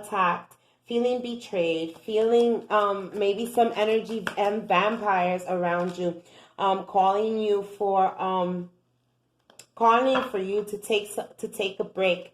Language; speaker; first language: English; native; English